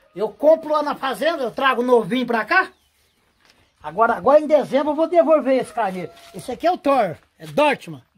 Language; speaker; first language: Portuguese; native; Portuguese